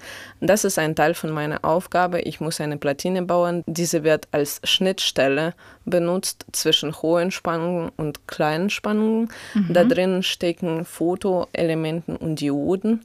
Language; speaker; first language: German; non-native, fluent; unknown